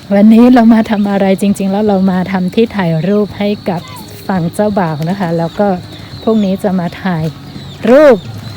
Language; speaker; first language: Thai; native; Thai